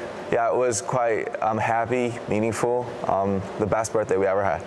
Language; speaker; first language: English; non-native, fluent; Korean